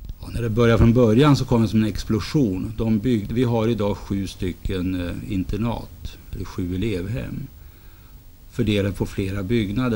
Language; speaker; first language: Swedish; native; Swedish